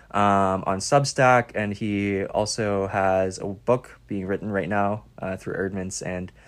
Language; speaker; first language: English; non-native, local second language; Filipino